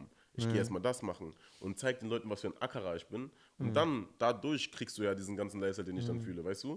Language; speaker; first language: German; native; German